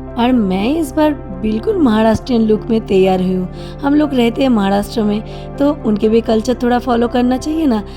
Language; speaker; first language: Hindi; non-native, local second language; Bangla